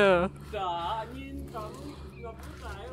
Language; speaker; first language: Russian; early bilingual, heritage; Czech